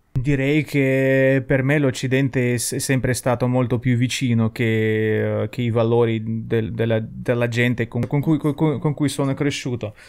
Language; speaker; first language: Italian; non-native, fluent; Russian